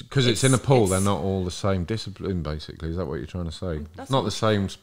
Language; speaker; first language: English; native; English